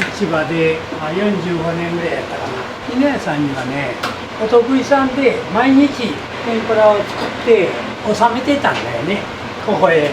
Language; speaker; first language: Japanese; native; Japanese